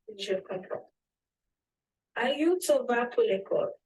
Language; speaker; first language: French; non-native, learner; English